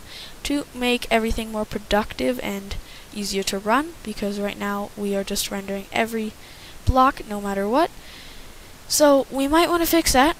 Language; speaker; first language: English; native; English